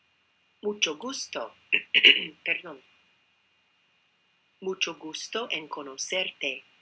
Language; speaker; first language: Spanish; non-native, fluent; English